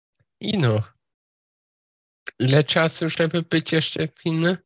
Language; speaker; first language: Polish; non-native, fluent; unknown